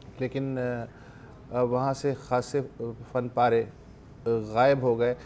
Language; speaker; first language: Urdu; native; Urdu